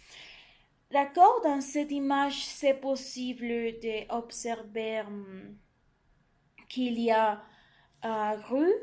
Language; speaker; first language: French; non-native, learner; Spanish